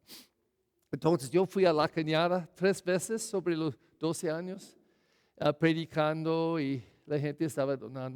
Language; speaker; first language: Spanish; non-native, fluent; English